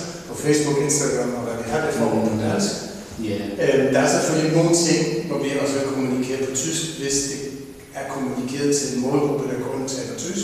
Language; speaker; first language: Danish; native; Danish